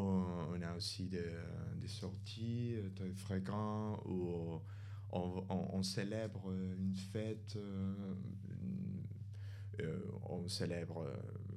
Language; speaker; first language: French; non-native, fluent; Spanish